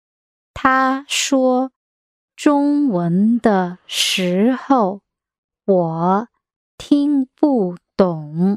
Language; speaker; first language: Chinese; non-native, learner; English